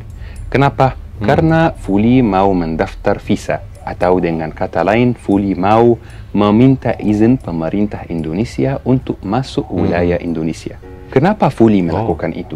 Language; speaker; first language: Indonesian; non-native, fluent; Arabic